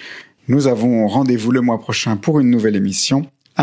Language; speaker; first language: French; native; French